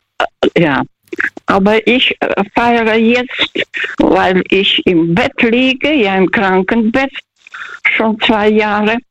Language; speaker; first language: German; non-native, learner; Russian